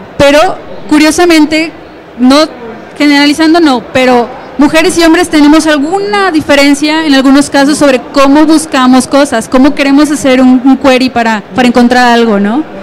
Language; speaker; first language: Spanish; native; Spanish